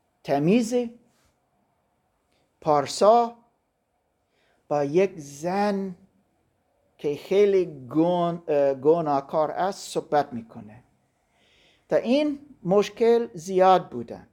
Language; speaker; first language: Persian; non-native, fluent; German